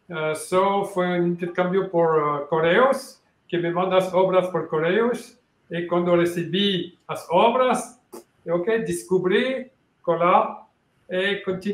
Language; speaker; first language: Portuguese; non-native, learner; French